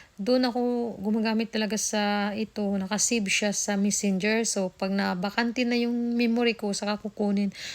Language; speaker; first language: Filipino; non-native, local second language; Cebuano